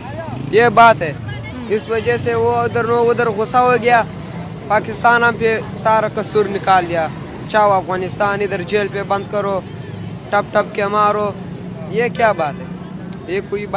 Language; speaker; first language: Hindi; non-native, learner; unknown